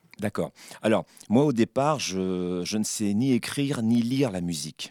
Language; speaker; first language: French; native; French